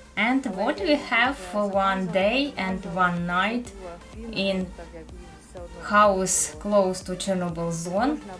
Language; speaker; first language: English; non-native, fluent; Ukrainian